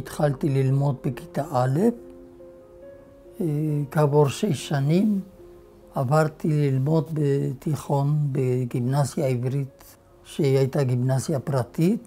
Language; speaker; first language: Hebrew; non-native, fluent; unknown